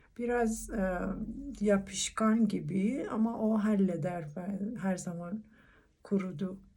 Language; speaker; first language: Turkish; non-native, learner; Persian